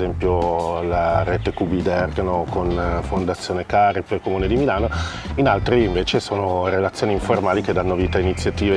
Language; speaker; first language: Italian; native; Italian